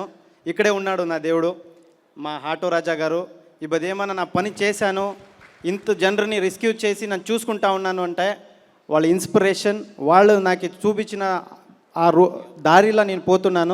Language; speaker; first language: Telugu; non-native, learner; Kannada